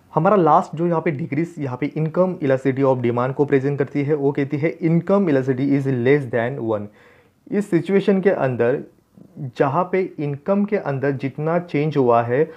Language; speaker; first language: Hindi; non-native, local second language; Marathi